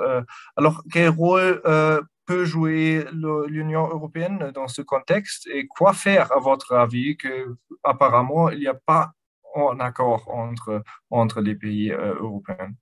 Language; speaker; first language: French; non-native, fluent; German